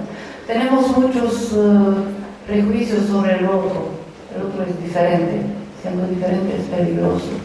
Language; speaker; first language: Spanish; non-native, fluent; Romanian